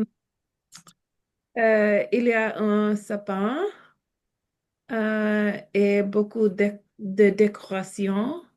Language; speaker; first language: French; non-native, learner; Spanish